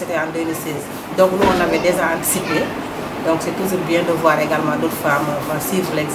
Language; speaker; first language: French; non-native, local second language; Fula